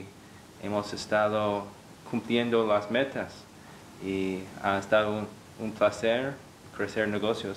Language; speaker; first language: Spanish; non-native, fluent; English